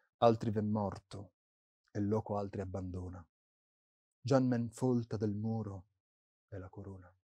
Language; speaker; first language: Italian; native; Italian